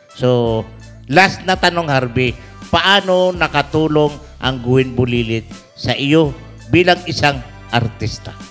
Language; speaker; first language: Filipino; native; Filipino